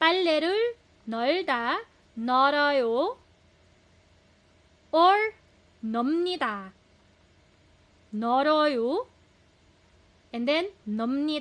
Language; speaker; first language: Korean; non-native, fluent; Filipino